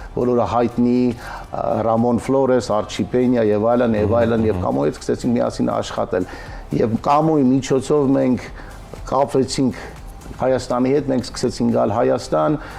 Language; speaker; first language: Armenian; native; Armenian